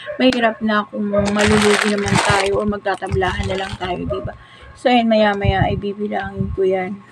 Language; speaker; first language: Filipino; non-native, local second language; Bikol